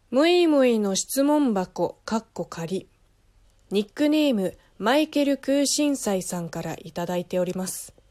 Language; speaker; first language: Japanese; non-native, fluent; Chinese